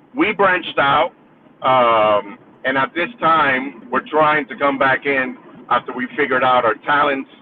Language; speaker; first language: English; early bilingual, other home language; Spanish